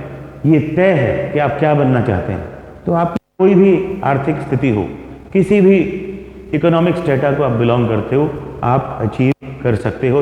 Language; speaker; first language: Hindi; native; Hindi